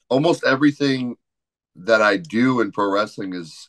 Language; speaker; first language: English; native; English